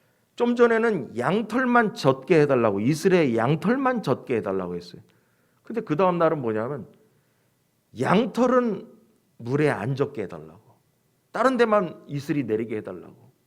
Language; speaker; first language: Korean; native; Korean